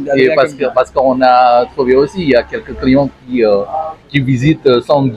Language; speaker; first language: French; non-native, learner; Indonesian